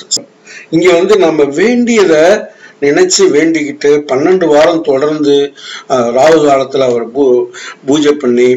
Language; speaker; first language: Tamil; native; Tamil